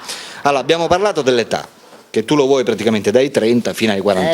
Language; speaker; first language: Italian; native; Italian